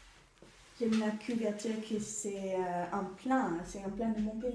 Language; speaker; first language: French; non-native, learner; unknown